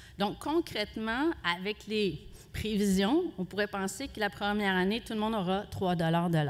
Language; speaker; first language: French; native; French